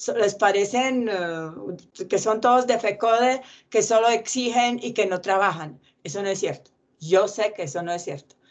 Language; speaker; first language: Spanish; non-native, fluent; Czech